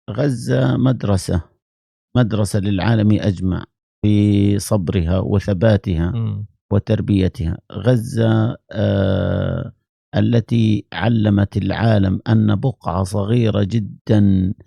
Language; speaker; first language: Arabic; native; Arabic